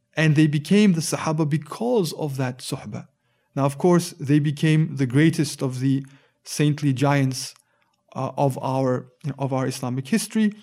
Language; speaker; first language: English; native; English